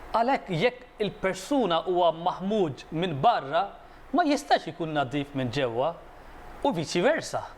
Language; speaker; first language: Maltese; non-native, fluent; Arabic